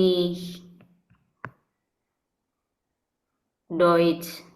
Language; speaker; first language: German; non-native, fluent; Indonesian